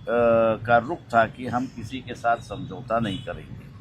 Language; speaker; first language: Hindi; non-native, local second language; Marathi